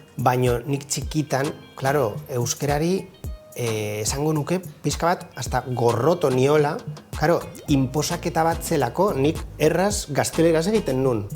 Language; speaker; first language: Basque; non-native, local second language; Spanish